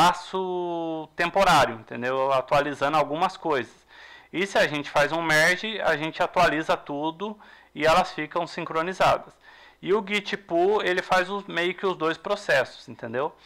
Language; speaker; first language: Portuguese; native; Portuguese